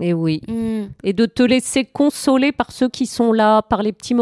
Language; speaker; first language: French; native; French